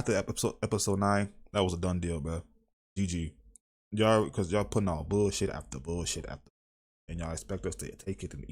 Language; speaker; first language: English; native; English